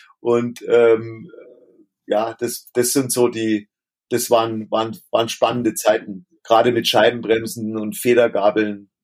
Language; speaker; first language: German; native; German